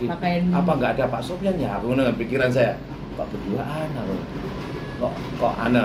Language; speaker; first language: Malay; non-native, local second language; Javanese